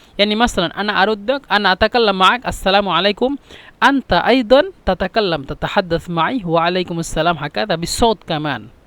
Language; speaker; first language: Egyptian Arabic; non-native, fluent; Bangla